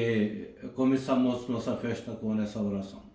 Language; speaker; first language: Portuguese; non-native, fluent; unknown